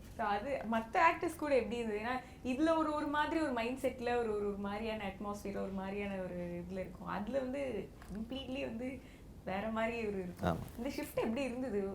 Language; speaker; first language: Tamil; native; Tamil